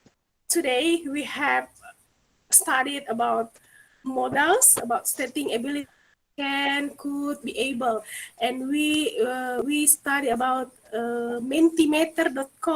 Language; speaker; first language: English; non-native, learner; Indonesian